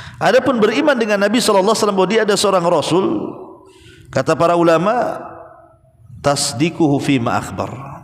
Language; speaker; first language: Malay; native; Malay